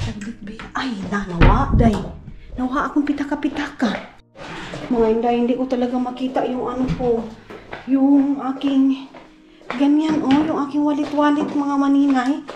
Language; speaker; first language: Filipino; non-native, local second language; Cebuano